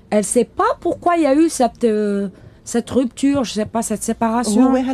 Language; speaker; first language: French; non-native, local second language; Arabic